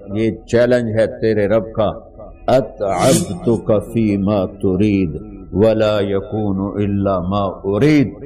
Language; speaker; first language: Urdu; non-native, local second language; Punjabi